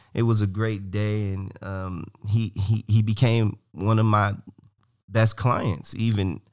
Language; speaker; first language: English; native; English